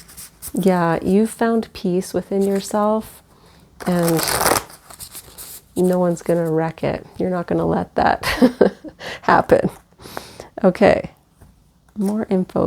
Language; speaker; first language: English; native; English